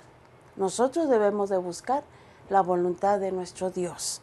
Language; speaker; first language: Spanish; native; Spanish